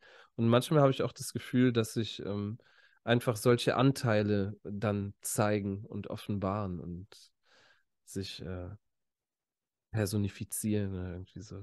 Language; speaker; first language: German; native; German